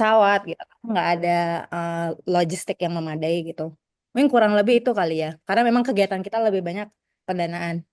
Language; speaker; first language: Indonesian; native; Indonesian